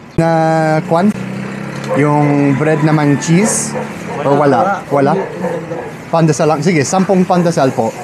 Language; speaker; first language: Filipino; non-native, fluent; English